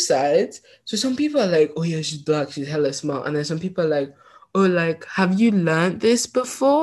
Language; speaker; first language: English; native; English